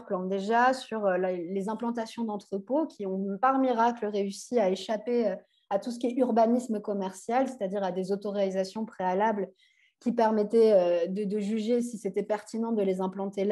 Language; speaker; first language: French; native; French